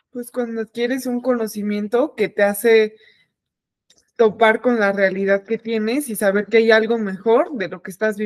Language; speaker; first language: Spanish; native; Spanish